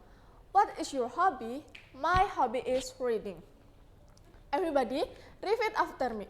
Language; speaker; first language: English; non-native, learner; Indonesian